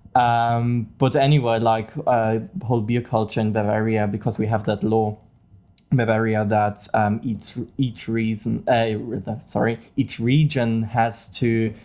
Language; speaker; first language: English; non-native, fluent; German